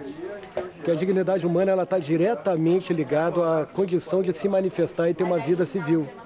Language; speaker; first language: Portuguese; native; Portuguese